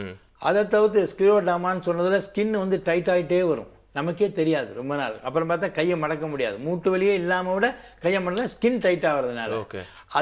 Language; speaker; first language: Tamil; native; Tamil